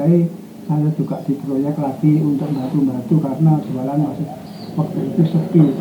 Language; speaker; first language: Indonesian; non-native, local second language; Javanese